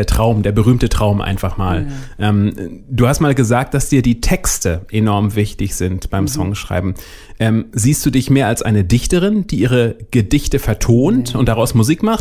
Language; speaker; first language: German; native; German